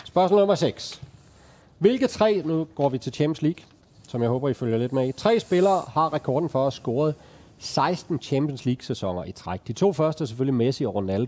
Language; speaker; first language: Danish; native; Danish